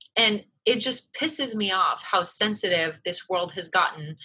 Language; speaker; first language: English; early bilingual, other home language; French